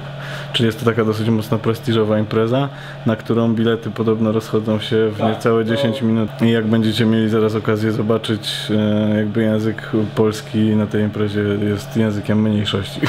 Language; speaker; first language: Polish; native; Polish